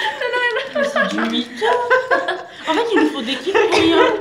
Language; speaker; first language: French; native; French